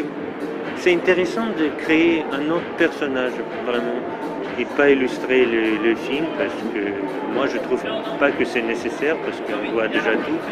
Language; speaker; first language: French; non-native, fluent; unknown